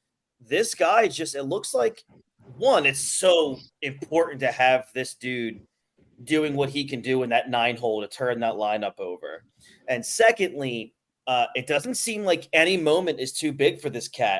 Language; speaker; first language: English; native; English